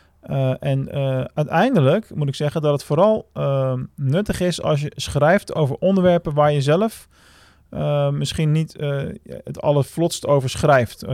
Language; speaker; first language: Dutch; native; Dutch